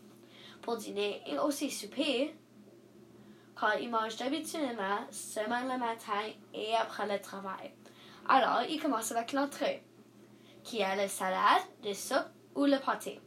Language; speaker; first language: French; non-native, learner; English